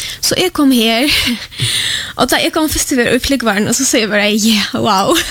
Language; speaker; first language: Swedish; non-native, fluent; Polish